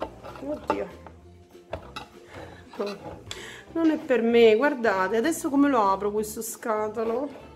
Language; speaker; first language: Italian; native; Italian